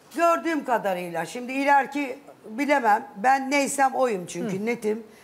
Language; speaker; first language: Turkish; native; Turkish